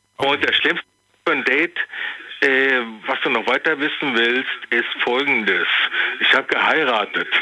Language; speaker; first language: German; native; German